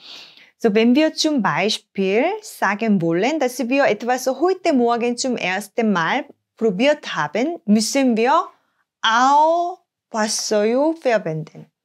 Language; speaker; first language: German; non-native, fluent; Korean